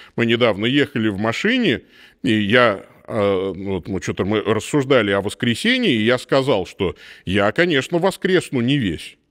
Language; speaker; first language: Russian; native; Russian